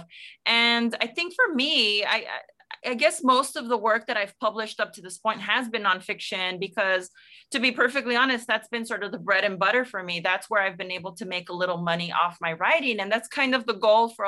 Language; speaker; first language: English; native; English